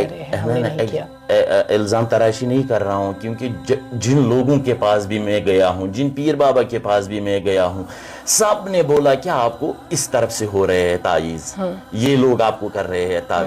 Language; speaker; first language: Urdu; non-native, local second language; Kashmiri